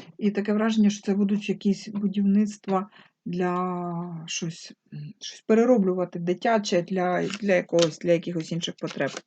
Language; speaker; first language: Ukrainian; non-native, local second language; Russian